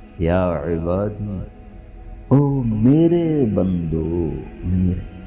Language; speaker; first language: Urdu; non-native, local second language; Punjabi